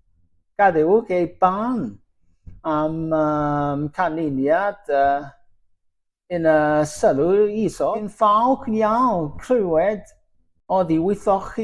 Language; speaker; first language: Welsh; non-native, learner; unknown